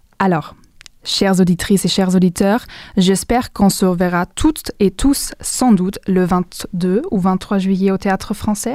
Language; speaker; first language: French; non-native, fluent; German